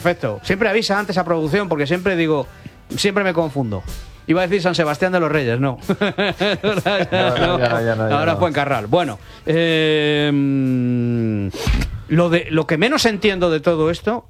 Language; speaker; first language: Spanish; native; Spanish